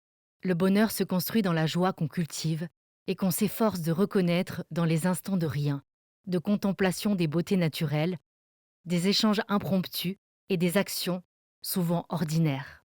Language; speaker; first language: French; native; French